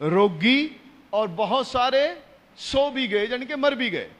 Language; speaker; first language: Hindi; non-native, local second language; Punjabi